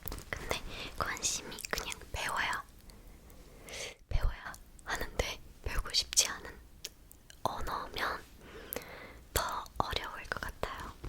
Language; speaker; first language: Korean; non-native, fluent; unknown